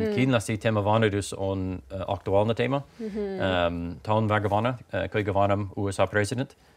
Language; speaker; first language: Estonian; non-native, fluent; English